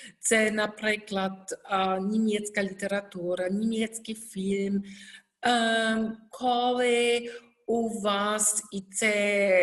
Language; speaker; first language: Ukrainian; non-native, learner; German